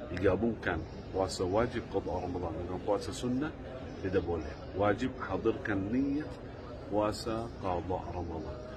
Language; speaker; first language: Malay; non-native, fluent; Arabic